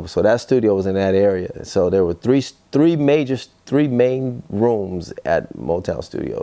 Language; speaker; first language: English; native; English